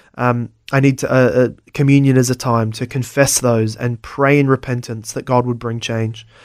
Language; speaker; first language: English; native; English